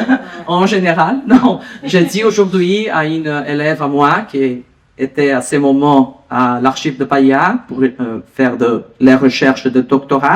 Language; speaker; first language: French; non-native, learner; Portuguese